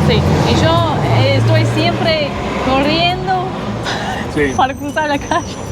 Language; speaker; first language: Spanish; non-native, learner; English